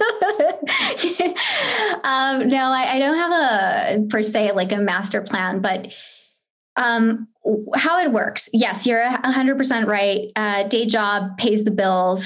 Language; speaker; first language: English; early bilingual, other home language; Spanish